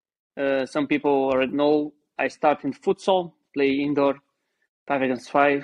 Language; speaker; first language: English; non-native, learner; Portuguese